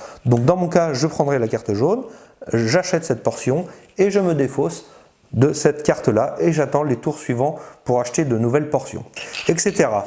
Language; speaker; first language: French; native; French